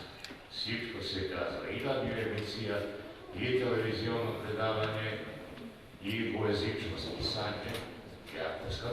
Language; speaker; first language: Bulgarian; non-native, local second language; Serbian